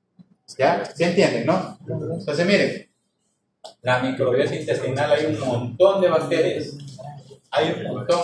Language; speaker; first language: Spanish; native; Spanish